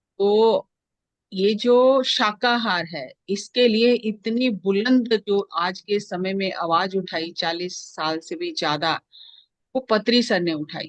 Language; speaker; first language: Hindi; native; Hindi